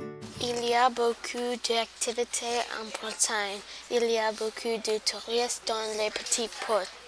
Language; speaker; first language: French; non-native, learner; English